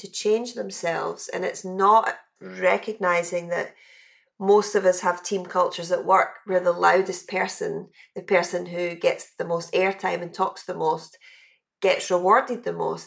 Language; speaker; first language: English; native; English